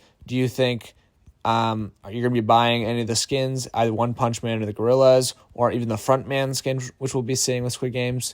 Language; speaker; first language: English; native; English